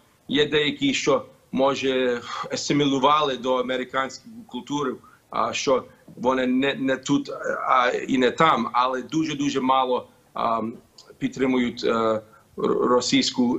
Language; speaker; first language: Ukrainian; early bilingual, heritage; Ukrainian